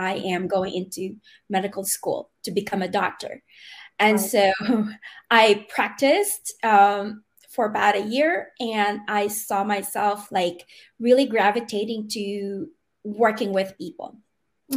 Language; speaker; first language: English; non-native, local second language; Filipino